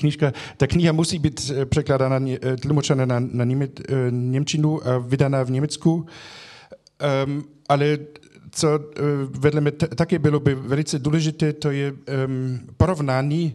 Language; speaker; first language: Czech; non-native, fluent; German